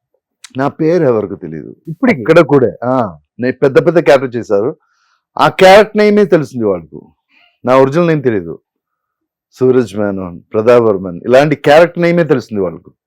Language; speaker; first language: Telugu; non-native, learner; Malayalam